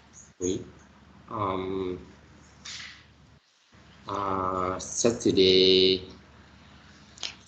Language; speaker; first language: English; non-native, learner; Vietnamese